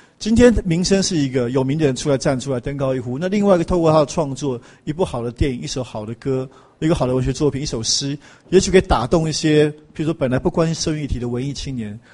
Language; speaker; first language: Chinese; native; Chinese